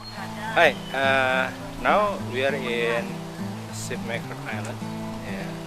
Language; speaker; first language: English; non-native, local second language; Indonesian